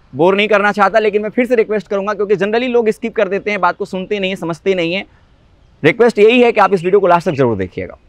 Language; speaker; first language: Hindi; native; Hindi